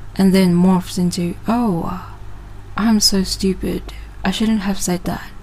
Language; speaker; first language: English; non-native, local second language; Malay